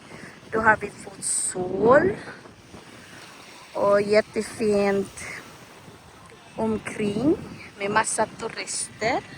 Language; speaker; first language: Swedish; non-native, fluent; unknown